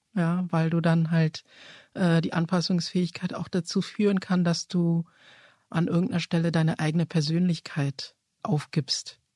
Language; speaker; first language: German; early bilingual, other home language; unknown